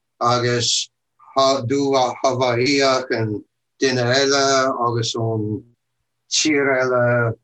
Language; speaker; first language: Irish; non-native, learner; English